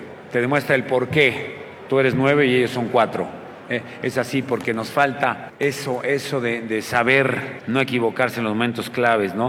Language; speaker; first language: Spanish; native; Spanish